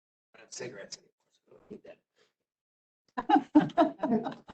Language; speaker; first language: English; native; English